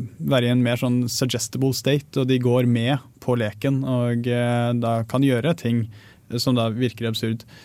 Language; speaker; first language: Norwegian; native; Norwegian